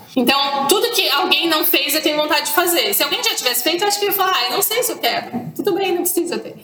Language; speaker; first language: Portuguese; native; Portuguese